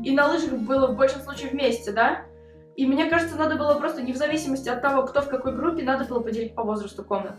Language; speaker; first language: Russian; early bilingual, heritage; Russian